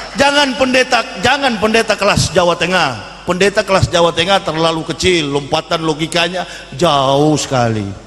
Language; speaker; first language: Indonesian; native; Indonesian